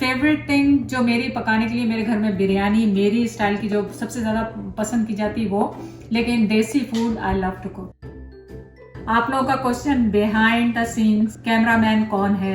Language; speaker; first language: Urdu; native; Urdu